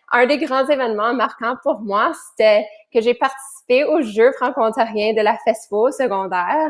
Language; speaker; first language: French; native; French